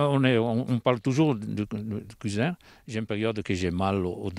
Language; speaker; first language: French; non-native, local second language; Italian